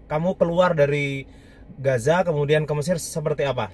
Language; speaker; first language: Indonesian; native; Indonesian